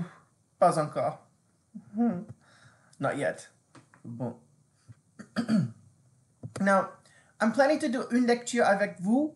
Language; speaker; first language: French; non-native, fluent; English